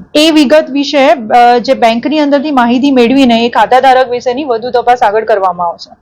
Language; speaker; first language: Gujarati; native; Gujarati